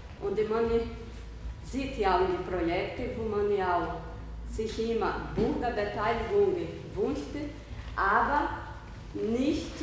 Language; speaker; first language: German; non-native, learner; Portuguese